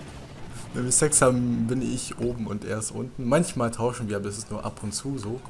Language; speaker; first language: German; native; German